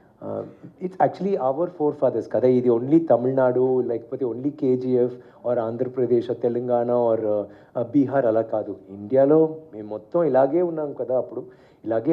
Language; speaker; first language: Telugu; non-native, learner; Tamil